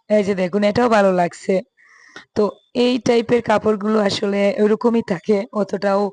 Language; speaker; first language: Bangla; native; Bangla